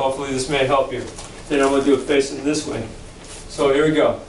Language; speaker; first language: English; native; English